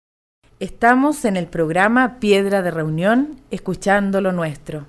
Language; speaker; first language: Spanish; native; Spanish